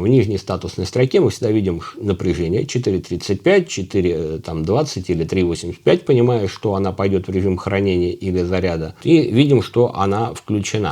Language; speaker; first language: Russian; native; Russian